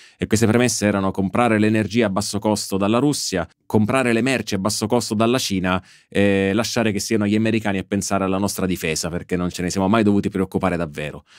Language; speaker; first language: Italian; native; Italian